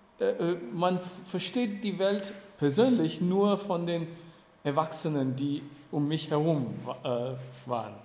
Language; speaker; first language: German; non-native, fluent; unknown